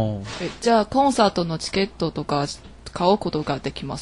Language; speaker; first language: Japanese; non-native, learner; Chinese